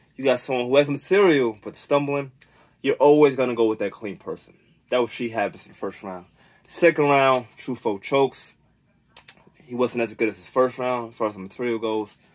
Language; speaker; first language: English; native; English